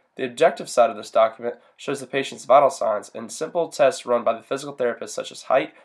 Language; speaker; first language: English; native; English